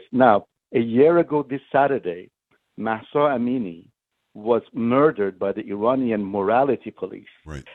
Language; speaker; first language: English; non-native, fluent; Persian